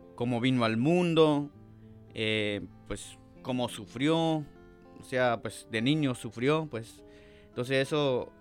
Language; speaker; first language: Spanish; native; Spanish